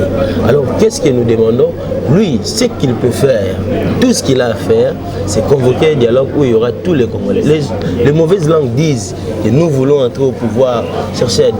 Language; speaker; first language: French; non-native, local second language; Lingala